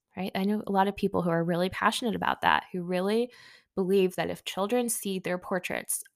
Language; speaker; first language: English; early bilingual, other home language; Hindi